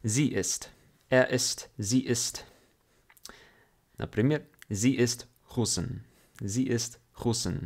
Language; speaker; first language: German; non-native, fluent; English